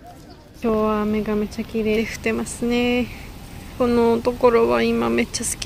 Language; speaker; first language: Japanese; non-native, learner; Georgian